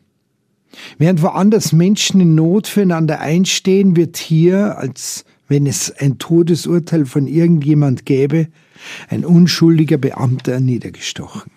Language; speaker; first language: German; native; German